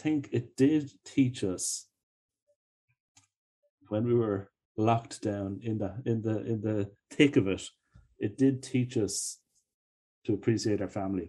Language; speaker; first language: English; native; English